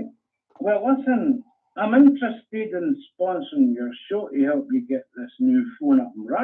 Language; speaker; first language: English; native; English